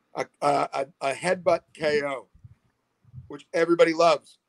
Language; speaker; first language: English; native; English